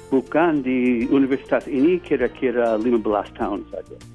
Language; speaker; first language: Indonesian; non-native, fluent; English